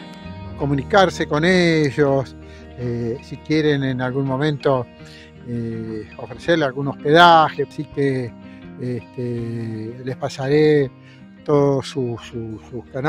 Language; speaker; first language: Spanish; native; Spanish